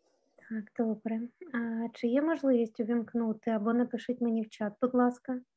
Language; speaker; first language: Ukrainian; native; Ukrainian